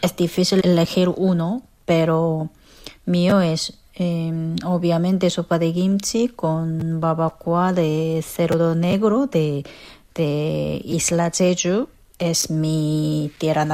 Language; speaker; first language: Spanish; non-native, fluent; Korean